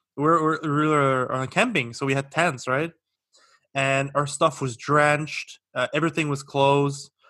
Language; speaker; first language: English; non-native, local second language; French